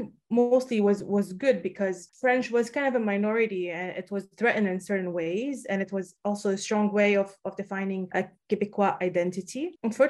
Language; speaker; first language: English; native; English